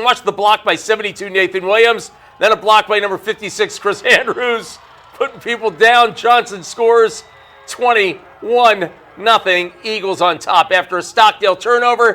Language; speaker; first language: English; native; English